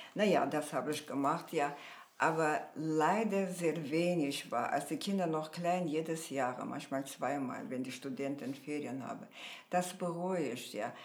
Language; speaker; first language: German; non-native, fluent; Armenian